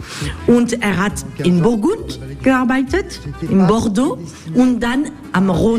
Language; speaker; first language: German; non-native, learner; French